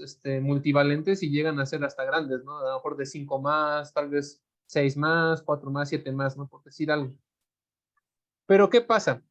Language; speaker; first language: Spanish; native; Spanish